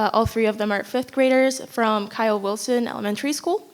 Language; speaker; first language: English; non-native, fluent; Spanish